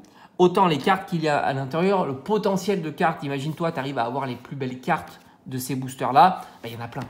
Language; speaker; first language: French; native; French